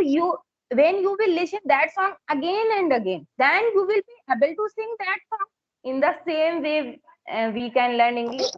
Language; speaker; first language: English; non-native, local second language; Hindi